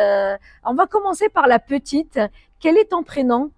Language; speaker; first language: French; non-native, local second language; Arabic